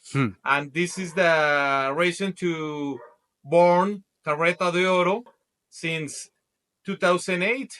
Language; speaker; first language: English; non-native, learner; Spanish